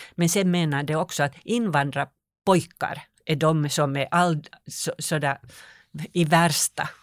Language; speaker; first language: Swedish; non-native, local second language; Finnish